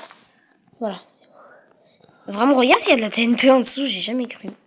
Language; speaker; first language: French; native; French